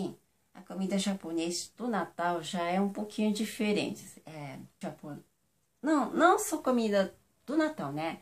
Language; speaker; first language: Portuguese; non-native, fluent; Japanese